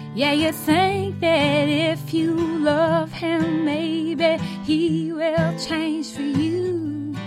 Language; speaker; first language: English; native; English